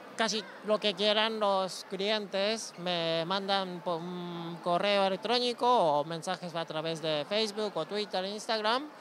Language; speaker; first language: Spanish; non-native, fluent; Japanese